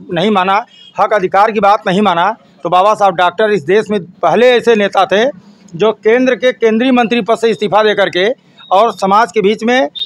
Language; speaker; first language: Hindi; native; Hindi